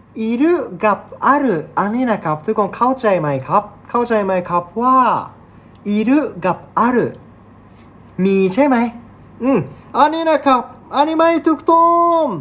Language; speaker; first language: Thai; non-native, learner; Japanese